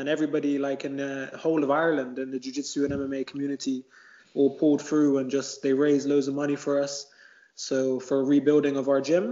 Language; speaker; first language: English; native; English